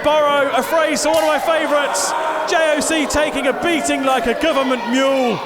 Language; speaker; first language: English; native; English